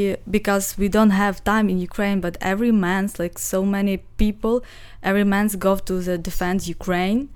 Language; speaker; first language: English; non-native, learner; Ukrainian